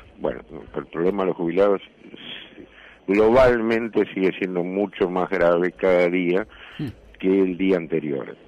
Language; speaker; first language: Spanish; native; Spanish